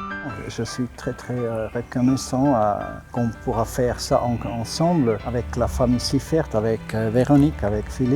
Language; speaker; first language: French; non-native, local second language; German